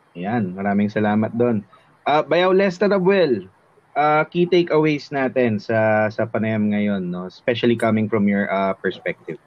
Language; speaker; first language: Filipino; native; Filipino